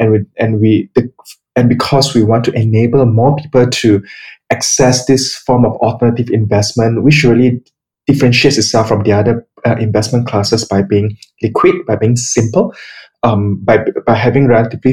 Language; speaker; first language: English; non-native, local second language; Chinese